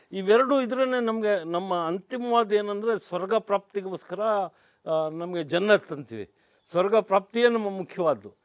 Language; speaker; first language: Kannada; non-native, local second language; Urdu